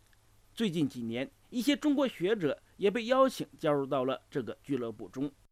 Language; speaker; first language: Chinese; native; Chinese